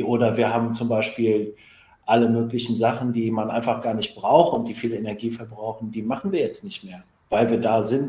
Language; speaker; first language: German; native; German